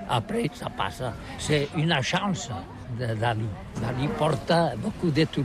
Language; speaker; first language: French; non-native, learner; Catalan